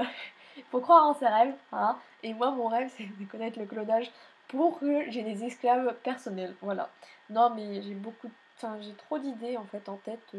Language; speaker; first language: French; native; French